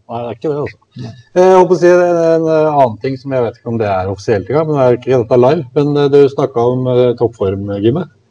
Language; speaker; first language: Norwegian; native; Norwegian